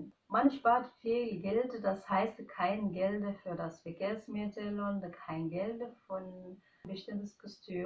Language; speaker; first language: German; non-native, fluent; Arabic